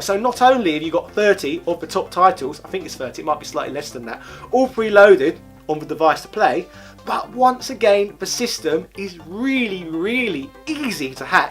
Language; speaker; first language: English; native; English